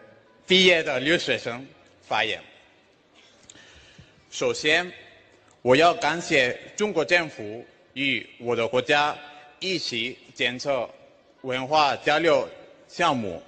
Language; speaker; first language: Chinese; non-native, fluent; Spanish